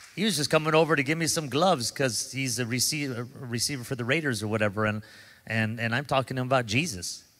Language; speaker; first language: English; native; English